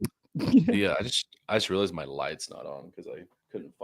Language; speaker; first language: English; native; English